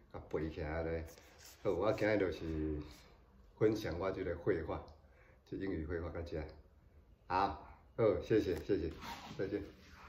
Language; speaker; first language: Chinese; non-native, local second language; Min Nan Chinese